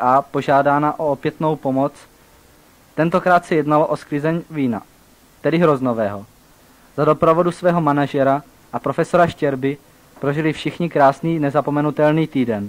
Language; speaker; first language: Czech; native; Czech